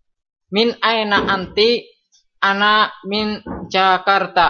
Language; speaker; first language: Arabic; non-native, learner; Indonesian